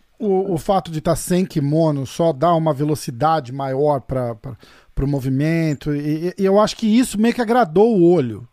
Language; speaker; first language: Portuguese; native; Portuguese